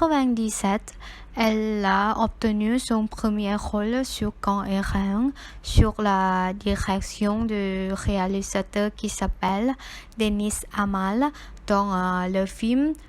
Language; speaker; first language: French; non-native, learner; Thai